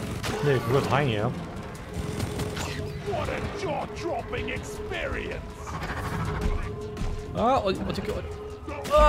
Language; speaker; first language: Korean; non-native, learner; German